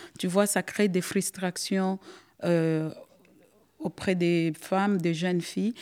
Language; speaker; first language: French; non-native, local second language; Swahili